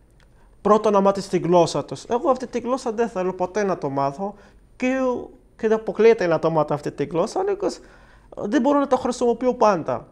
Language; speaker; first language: Greek; non-native, learner; Arabic